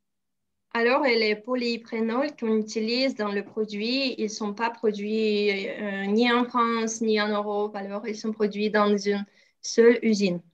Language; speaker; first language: French; non-native, fluent; Russian